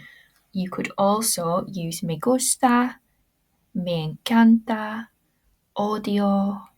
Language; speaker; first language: Spanish; non-native, fluent; English